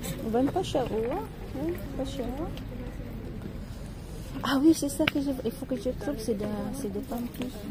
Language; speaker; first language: French; non-native, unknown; Filipino